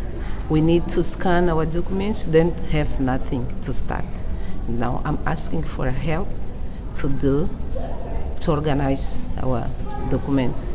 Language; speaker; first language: English; non-native, learner; Portuguese